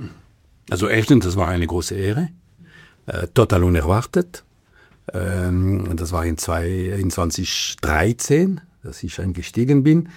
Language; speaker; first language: German; non-native, local second language; French